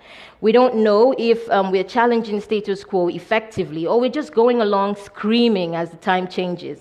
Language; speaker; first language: English; non-native, local second language; Igbo